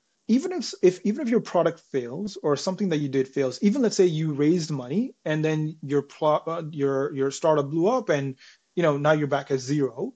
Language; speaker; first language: English; non-native, local second language; Punjabi